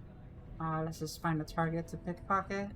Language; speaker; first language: English; native; English